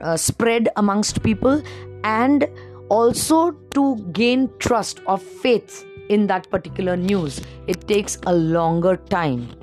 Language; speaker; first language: English; non-native, local second language; Marathi